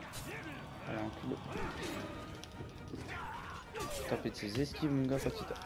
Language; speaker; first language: French; native; French